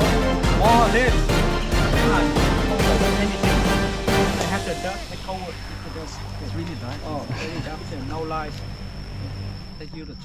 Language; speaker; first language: English; non-native, learner; Vietnamese